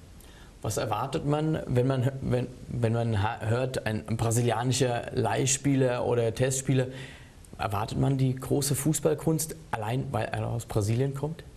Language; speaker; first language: German; native; German